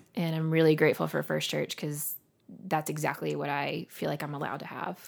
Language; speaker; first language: English; native; English